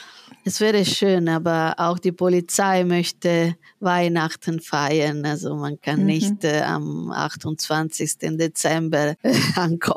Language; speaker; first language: German; non-native, fluent; Italian